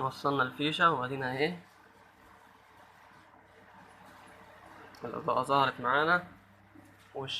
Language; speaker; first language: Arabic; native; Arabic